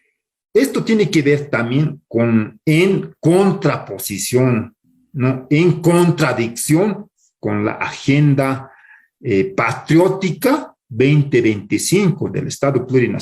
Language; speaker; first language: Spanish; non-native, local second language; Aymara